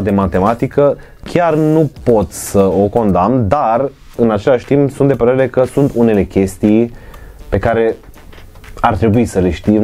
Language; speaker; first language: Romanian; native; Romanian